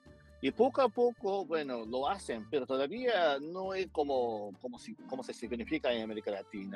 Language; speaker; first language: Spanish; non-native, fluent; Japanese